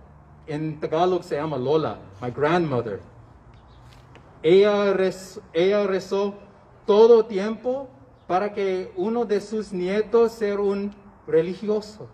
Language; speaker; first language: Spanish; non-native, learner; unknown